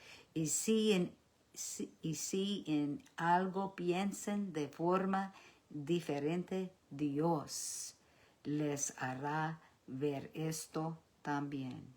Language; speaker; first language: Spanish; early bilingual, heritage; Spanish